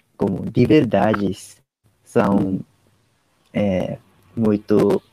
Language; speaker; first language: Portuguese; non-native, fluent; Japanese